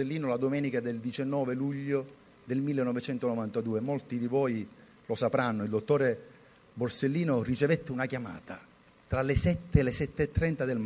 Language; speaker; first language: Italian; native; Italian